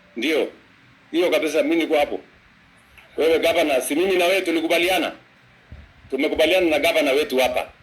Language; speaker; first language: Swahili; non-native, local second language; Kalenjin